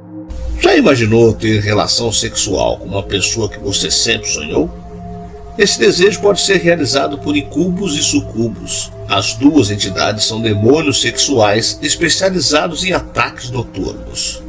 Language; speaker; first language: Portuguese; native; Portuguese